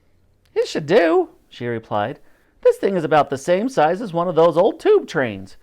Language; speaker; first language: English; native; English